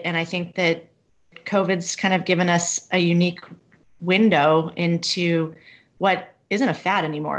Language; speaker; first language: English; native; English